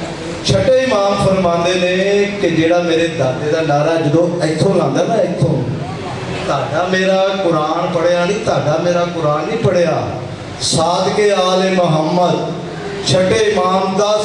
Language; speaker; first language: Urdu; non-native, local second language; Punjabi